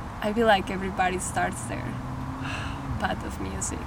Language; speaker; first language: English; non-native, fluent; Spanish